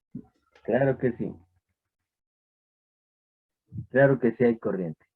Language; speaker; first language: Spanish; native; Spanish